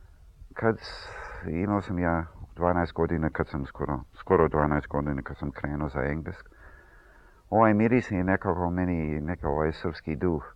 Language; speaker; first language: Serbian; early bilingual, heritage; Serbian